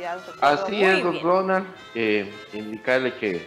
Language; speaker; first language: Spanish; native; Spanish